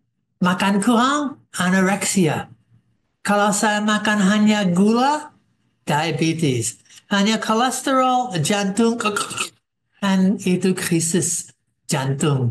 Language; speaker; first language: Indonesian; non-native, fluent; English